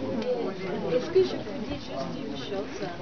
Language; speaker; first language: French; non-native, learner; Japanese